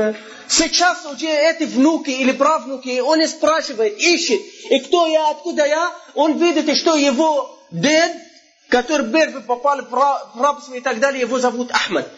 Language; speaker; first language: Russian; non-native, fluent; Arabic